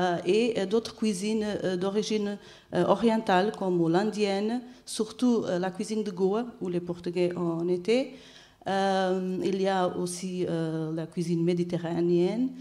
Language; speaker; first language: French; non-native, fluent; Portuguese